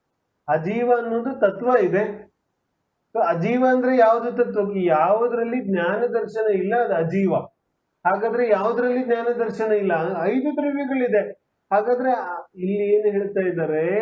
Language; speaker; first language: Kannada; non-native, local second language; Hindi